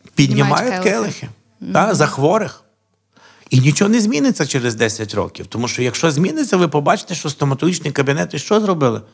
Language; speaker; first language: Ukrainian; native; Ukrainian